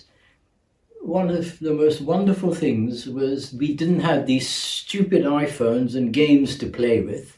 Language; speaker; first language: English; non-native, local second language; Gujarati